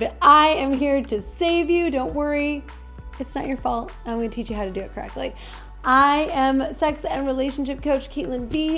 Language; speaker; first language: English; native; English